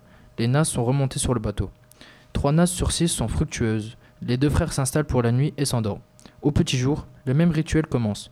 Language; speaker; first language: French; native; French